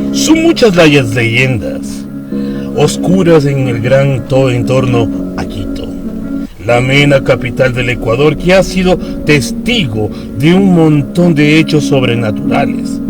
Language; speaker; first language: Spanish; native; Spanish